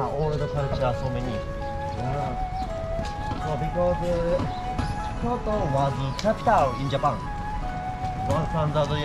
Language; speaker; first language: English; non-native, learner; Japanese